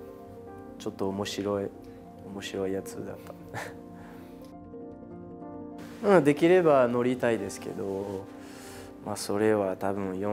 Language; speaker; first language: Japanese; non-native, fluent; French